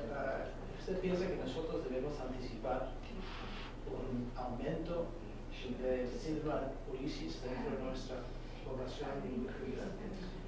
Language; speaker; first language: Spanish; non-native, fluent; English